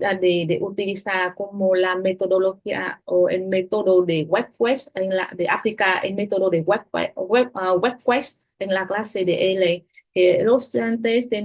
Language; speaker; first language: Spanish; non-native, fluent; Vietnamese